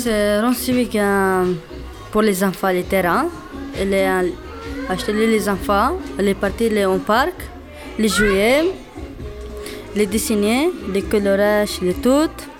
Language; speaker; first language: French; non-native, learner; Romanian